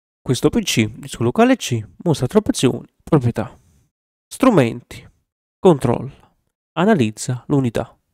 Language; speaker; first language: Italian; native; Italian